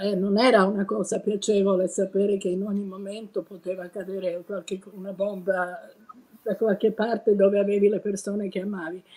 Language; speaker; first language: Italian; non-native, fluent; Serbian